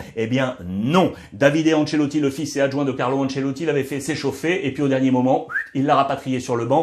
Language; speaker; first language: French; native; French